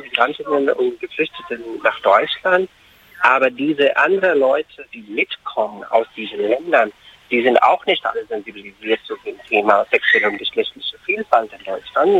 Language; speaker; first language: German; non-native, fluent; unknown